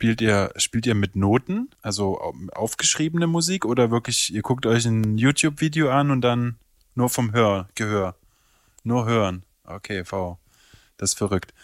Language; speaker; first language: German; native; German